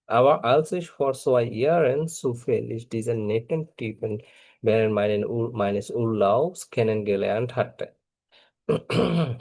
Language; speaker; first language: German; non-native, fluent; Bangla